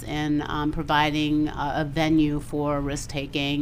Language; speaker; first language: English; native; English